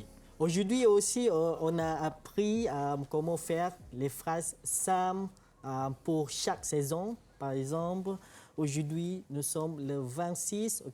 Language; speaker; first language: French; non-native, fluent; Malay